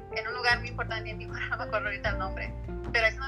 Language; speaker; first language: Spanish; early bilingual, heritage; Spanish